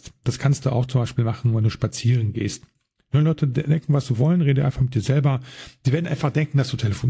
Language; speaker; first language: German; native; German